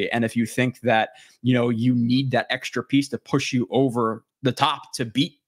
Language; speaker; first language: English; native; English